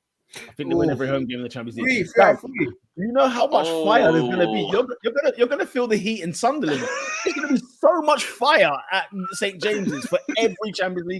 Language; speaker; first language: English; native; English